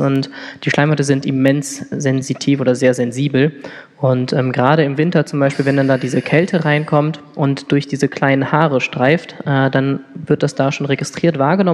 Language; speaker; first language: German; native; German